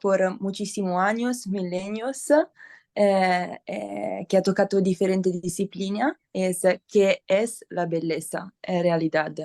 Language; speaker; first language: Spanish; non-native, learner; Italian